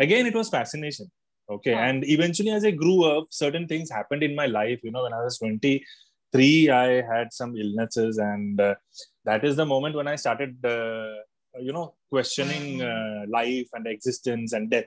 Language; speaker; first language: English; non-native, local second language; Malayalam